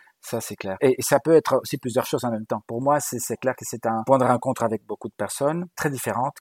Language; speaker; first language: French; non-native, fluent; Galician